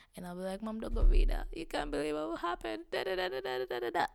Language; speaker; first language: English; non-native, local second language; Swahili